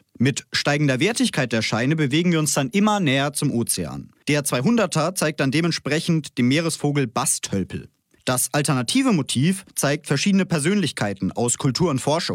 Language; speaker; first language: German; native; German